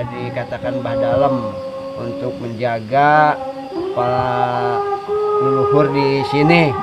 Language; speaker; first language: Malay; non-native, local second language; Sundanese